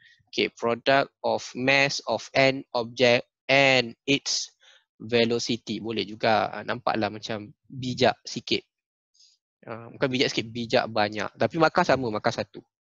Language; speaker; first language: English; non-native, local second language; Malay